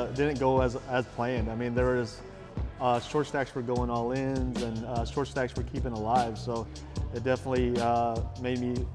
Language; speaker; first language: English; native; English